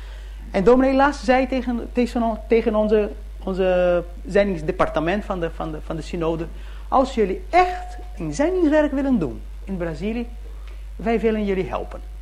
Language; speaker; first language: Dutch; early bilingual, heritage; Dutch